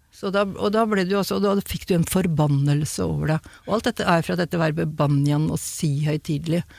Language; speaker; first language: Norwegian; native; Norwegian